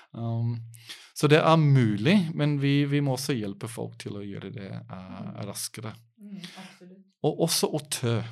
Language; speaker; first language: Norwegian; non-native, fluent; English